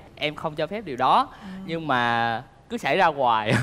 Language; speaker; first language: Vietnamese; native; Vietnamese